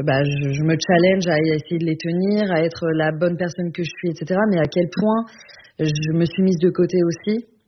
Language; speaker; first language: French; native; French